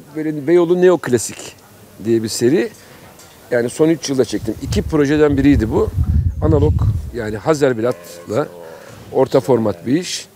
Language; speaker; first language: Turkish; native; Turkish